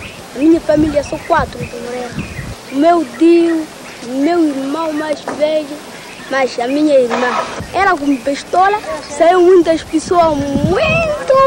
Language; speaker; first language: Portuguese; non-native, learner; Makhuwa